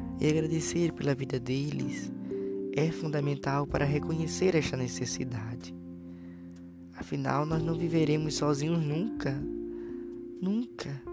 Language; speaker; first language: Portuguese; native; Portuguese